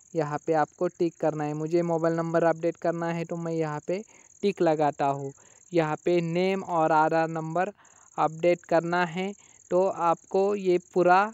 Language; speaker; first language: Hindi; non-native, local second language; Marathi